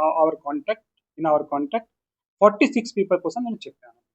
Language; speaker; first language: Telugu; non-native, local second language; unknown